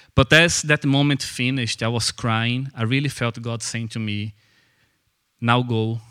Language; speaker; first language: English; non-native, fluent; Portuguese